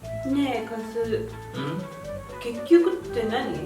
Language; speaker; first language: Japanese; non-native, learner; Spanish